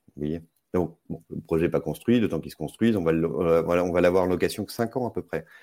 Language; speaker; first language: French; native; French